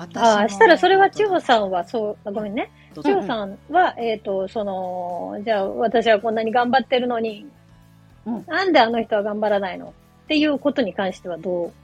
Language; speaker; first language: Japanese; native; Japanese